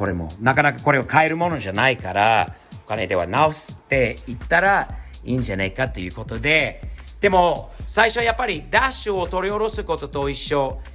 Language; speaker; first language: Japanese; native; Japanese